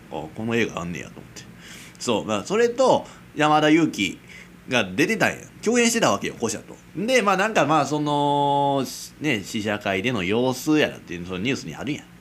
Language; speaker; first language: Japanese; native; Japanese